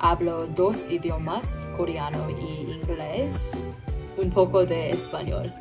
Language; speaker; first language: Spanish; non-native, learner; Korean